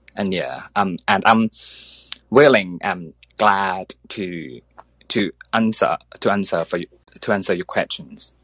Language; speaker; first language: English; non-native, fluent; Thai